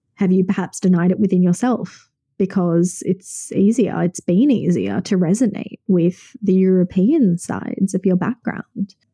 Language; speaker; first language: English; native; English